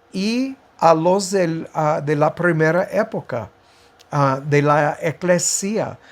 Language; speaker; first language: Spanish; non-native, fluent; English